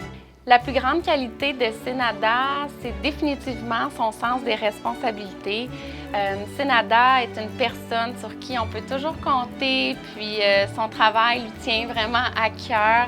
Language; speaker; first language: French; native; French